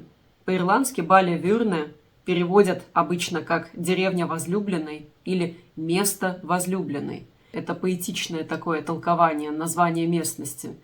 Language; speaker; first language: Russian; native; Russian